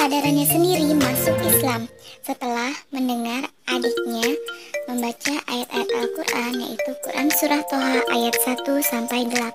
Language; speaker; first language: Indonesian; native; Indonesian